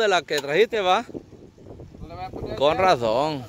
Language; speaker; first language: Spanish; native; Spanish